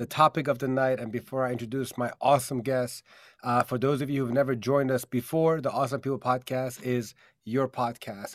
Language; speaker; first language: English; native; English